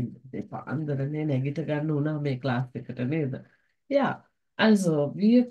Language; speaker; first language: German; non-native, fluent; Sinhala